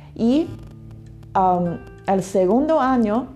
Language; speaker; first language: Spanish; non-native, fluent; Chinese